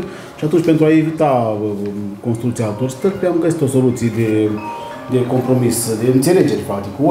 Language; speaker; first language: Romanian; native; Romanian